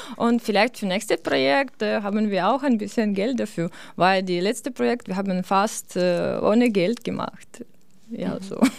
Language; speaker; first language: German; non-native, learner; Ukrainian